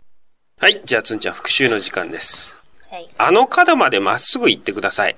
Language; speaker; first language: Japanese; native; Japanese